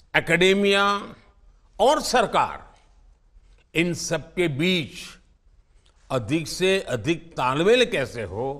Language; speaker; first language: Hindi; non-native, local second language; Gujarati